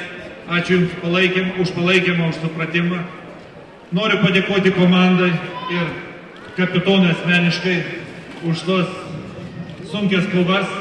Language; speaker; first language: Lithuanian; native; Lithuanian